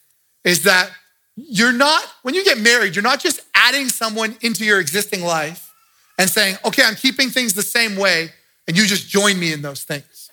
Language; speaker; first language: English; native; English